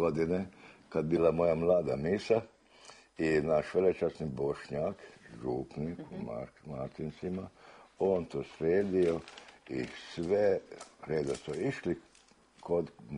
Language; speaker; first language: Serbian; early bilingual, heritage; Croatian